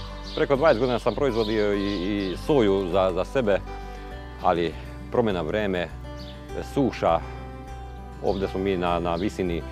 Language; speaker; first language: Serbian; non-native, local second language; Hungarian